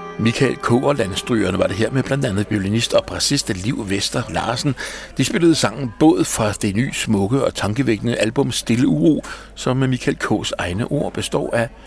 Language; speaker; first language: Danish; native; Danish